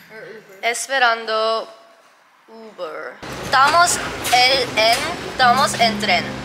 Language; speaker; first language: Spanish; non-native, learner; English